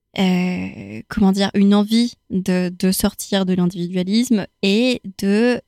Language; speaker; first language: French; non-native, fluent; Spanish